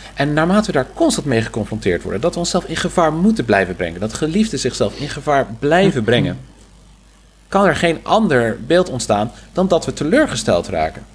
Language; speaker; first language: Dutch; native; Dutch